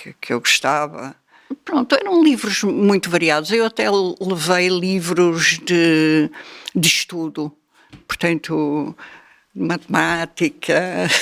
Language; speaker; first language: Portuguese; native; Portuguese